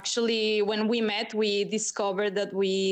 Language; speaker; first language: English; non-native, fluent; Spanish